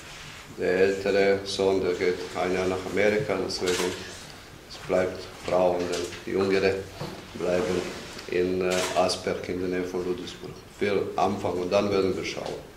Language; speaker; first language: German; non-native, fluent; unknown